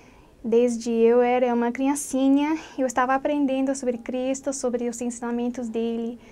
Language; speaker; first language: Portuguese; non-native, fluent; English